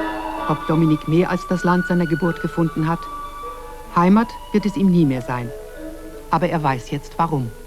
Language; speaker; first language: German; native; German